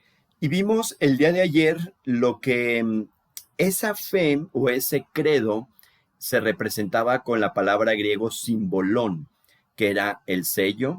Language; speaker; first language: Spanish; native; Spanish